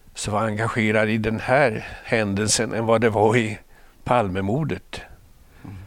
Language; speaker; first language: Swedish; native; Swedish